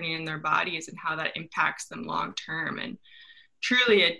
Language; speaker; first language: English; native; English